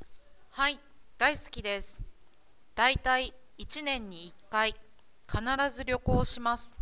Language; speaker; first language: Japanese; non-native, learner; English